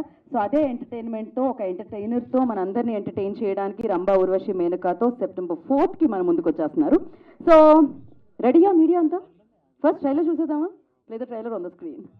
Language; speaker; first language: Telugu; native; Telugu